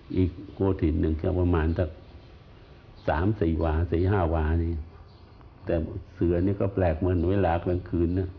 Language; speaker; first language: Thai; non-native, fluent; Khmer